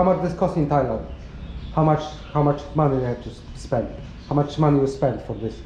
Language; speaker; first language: English; non-native, learner; Polish